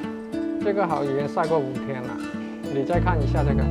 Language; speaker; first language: Chinese; non-native, local second language; Cantonese